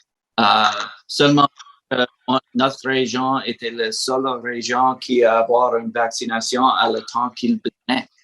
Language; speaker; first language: French; non-native, learner; English